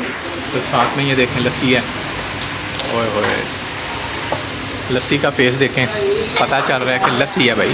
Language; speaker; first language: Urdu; non-native, local second language; Punjabi